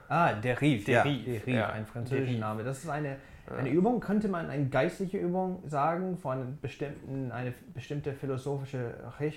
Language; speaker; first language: German; non-native, fluent; English